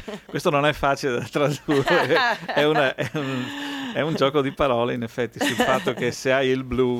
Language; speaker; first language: Italian; native; Italian